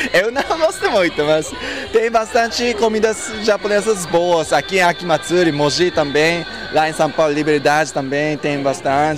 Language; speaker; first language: Portuguese; non-native, learner; Japanese